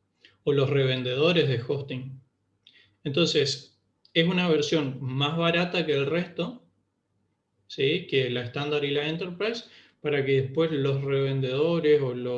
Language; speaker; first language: Spanish; native; Spanish